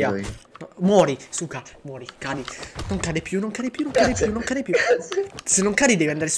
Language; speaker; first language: Italian; native; Italian